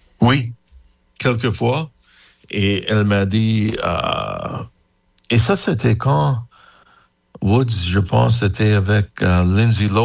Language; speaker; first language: French; non-native, learner; English